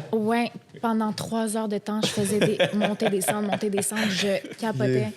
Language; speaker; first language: French; early bilingual, other home language; Arabic